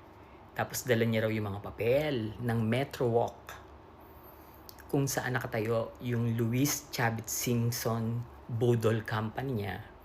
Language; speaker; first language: Filipino; native; Filipino